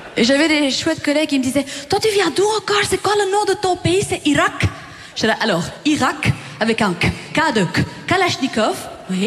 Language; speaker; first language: French; early bilingual, other home language; Persian